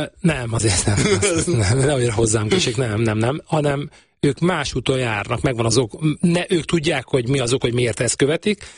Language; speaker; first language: Hungarian; native; Hungarian